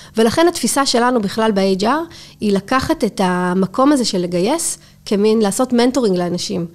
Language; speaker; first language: Hebrew; native; Hebrew